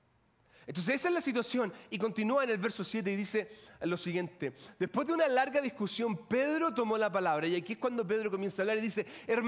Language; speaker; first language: Spanish; native; Spanish